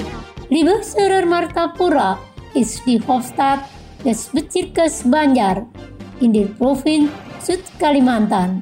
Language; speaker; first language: German; non-native, fluent; Indonesian